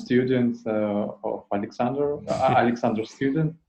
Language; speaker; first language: English; non-native, learner; Russian